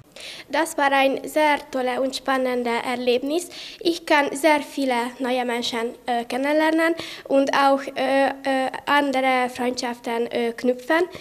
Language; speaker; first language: German; non-native, learner; Hungarian